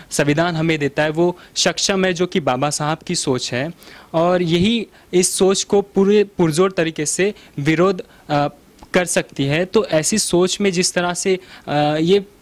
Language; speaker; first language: Hindi; non-native, local second language; Marathi